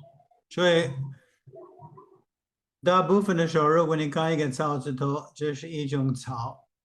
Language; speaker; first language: Chinese; non-native, fluent; English